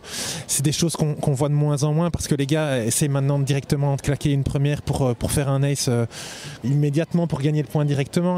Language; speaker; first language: French; native; French